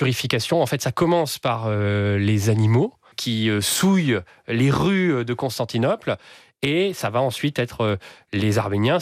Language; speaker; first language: French; native; French